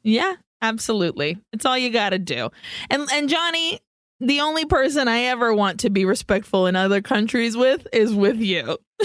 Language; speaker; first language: English; early bilingual, other home language; Spanish